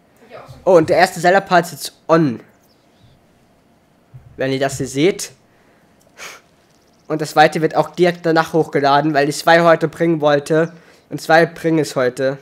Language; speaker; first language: German; native; German